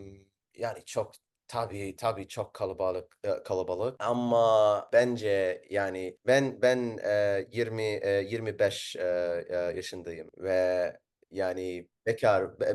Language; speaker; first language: Turkish; non-native, learner; Arabic